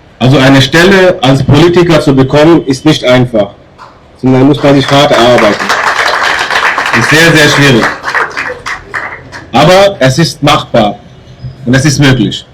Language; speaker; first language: German; non-native, fluent; Hindi